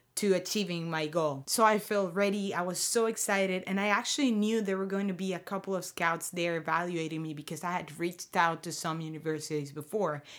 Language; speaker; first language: English; non-native, fluent; Spanish